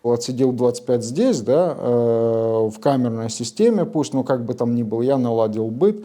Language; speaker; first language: Russian; native; Russian